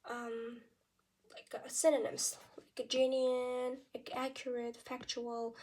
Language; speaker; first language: English; non-native, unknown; Kazakh